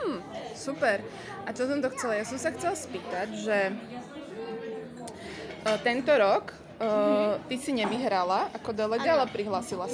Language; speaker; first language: Slovak; native; Slovak